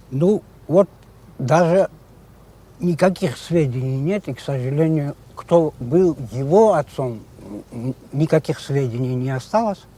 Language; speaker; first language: Russian; non-native, local second language; Crimean Tatar